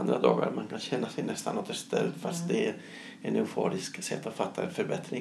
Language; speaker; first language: Swedish; non-native, fluent; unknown